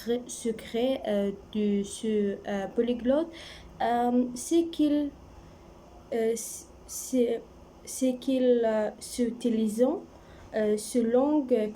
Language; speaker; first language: French; non-native, learner; Arabic